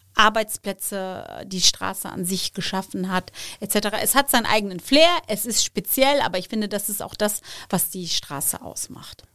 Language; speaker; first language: German; early bilingual, other home language; Turkish